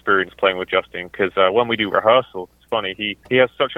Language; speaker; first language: English; native; English